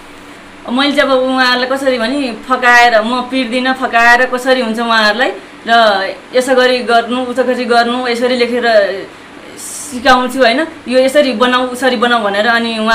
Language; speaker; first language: Nepali; non-native, local second language; Newari